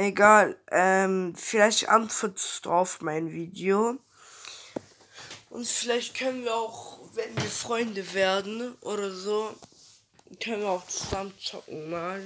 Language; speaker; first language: German; early bilingual, other home language; Turkish